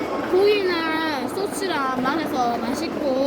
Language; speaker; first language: Korean; early bilingual, heritage; Korean